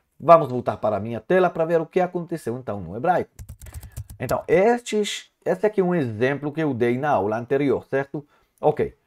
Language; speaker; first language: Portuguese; non-native, fluent; Hebrew